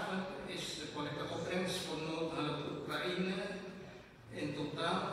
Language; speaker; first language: Dutch; non-native, fluent; Indonesian